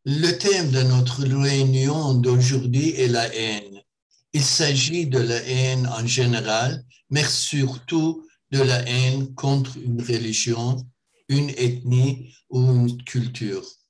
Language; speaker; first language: French; non-native, fluent; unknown